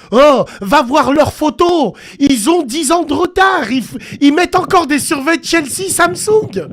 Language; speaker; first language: French; early bilingual, other home language; Arabic